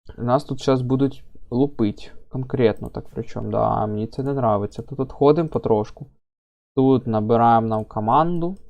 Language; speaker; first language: Ukrainian; non-native, local second language; Russian